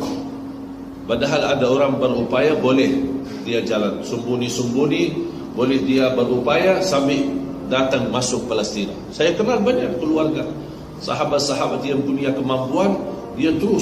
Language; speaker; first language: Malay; non-native, fluent; Arabic